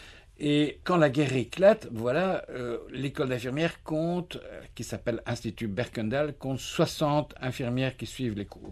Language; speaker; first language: French; native; French